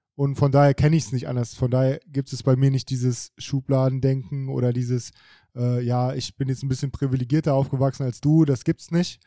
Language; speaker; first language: German; native; German